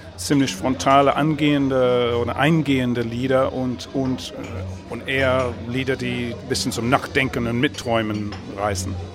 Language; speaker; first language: German; non-native, fluent; English